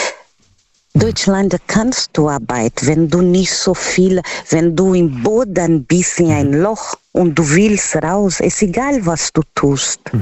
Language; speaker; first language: German; non-native, learner; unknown